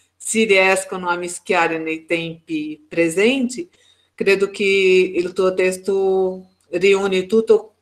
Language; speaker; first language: Italian; non-native, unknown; Portuguese